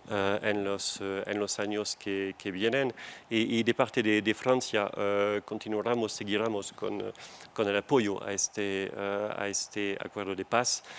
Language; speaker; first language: Spanish; non-native, fluent; French